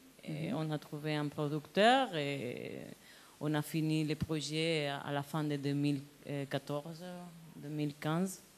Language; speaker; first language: French; non-native, learner; Spanish